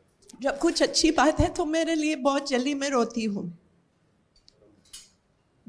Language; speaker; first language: Hindi; non-native, learner; English